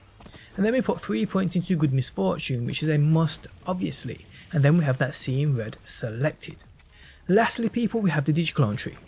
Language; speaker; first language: English; native; English